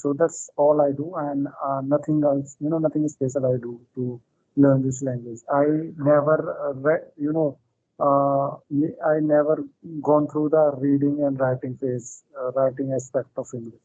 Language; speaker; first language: English; non-native, local second language; Hindi